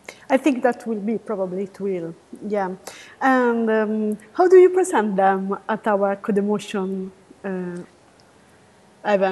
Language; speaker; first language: English; non-native, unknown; Italian